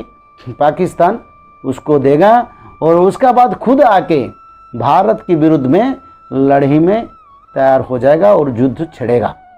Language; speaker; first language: Hindi; non-native, local second language; Odia